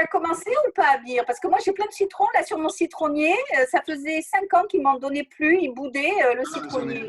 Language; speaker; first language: French; native; French